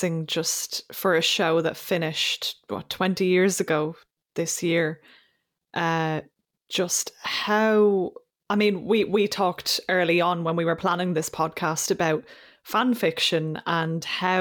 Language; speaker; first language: English; native; English